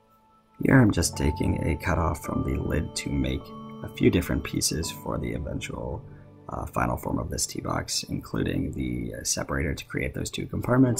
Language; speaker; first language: English; native; English